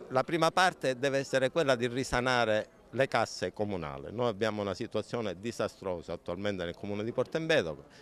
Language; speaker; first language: Italian; native; Italian